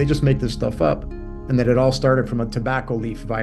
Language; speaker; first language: English; native; English